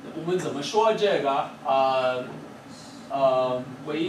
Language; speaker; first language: Chinese; non-native, fluent; English